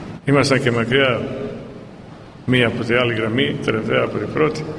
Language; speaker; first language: Greek; non-native, fluent; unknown